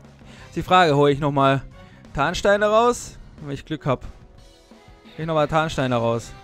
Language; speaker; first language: German; native; German